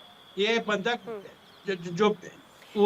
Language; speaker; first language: Hindi; non-native, fluent; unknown